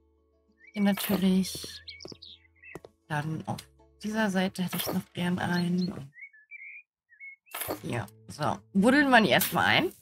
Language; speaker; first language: German; native; German